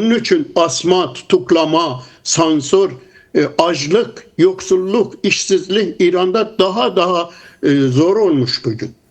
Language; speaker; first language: Turkish; non-native, fluent; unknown